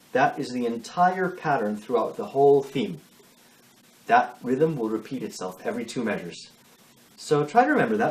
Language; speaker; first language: English; native; English